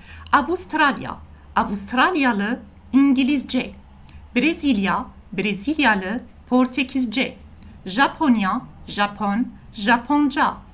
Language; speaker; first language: Turkish; non-native, learner; French